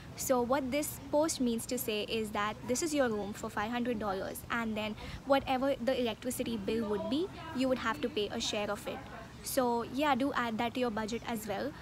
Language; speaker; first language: English; non-native, local second language; Hindi